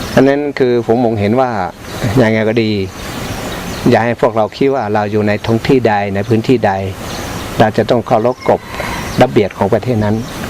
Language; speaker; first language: Thai; non-native, local second language; Hmong